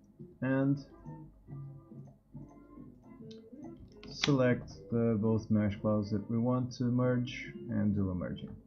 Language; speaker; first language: English; non-native, fluent; Portuguese